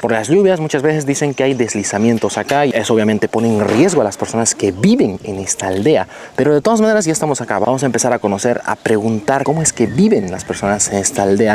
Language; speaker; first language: Spanish; native; Spanish